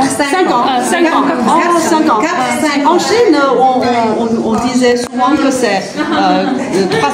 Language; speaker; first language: French; non-native, fluent; Chinese